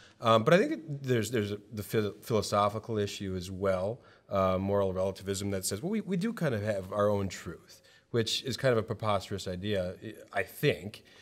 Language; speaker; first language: English; native; English